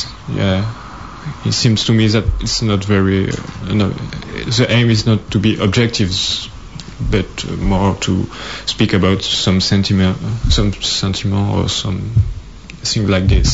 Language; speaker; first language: English; non-native, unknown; French